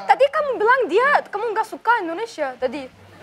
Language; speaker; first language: Indonesian; non-native, learner; German